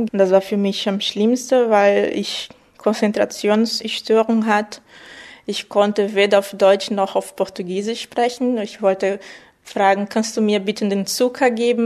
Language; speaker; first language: German; non-native, fluent; Portuguese